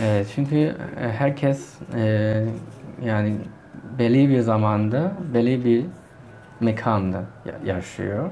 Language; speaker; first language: Turkish; non-native, fluent; Chinese